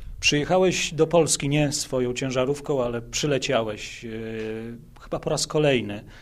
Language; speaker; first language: Polish; native; Polish